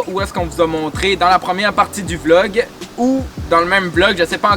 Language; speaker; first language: French; native; French